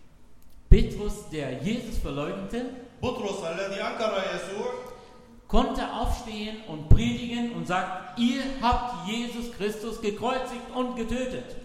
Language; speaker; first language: German; non-native, fluent; Arabic